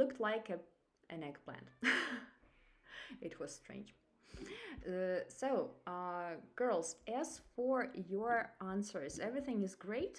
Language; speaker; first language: English; non-native, fluent; Russian